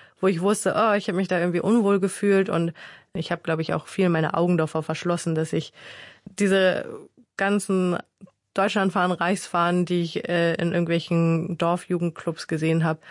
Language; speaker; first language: German; early bilingual, other home language; Vietnamese